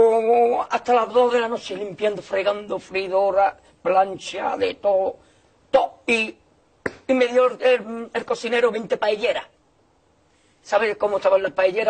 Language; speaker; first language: Spanish; native; Spanish